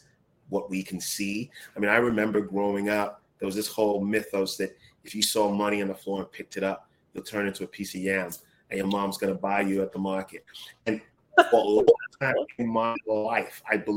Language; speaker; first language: English; non-native, local second language; Akan